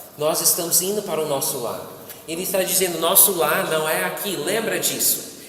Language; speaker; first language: Portuguese; non-native, fluent; English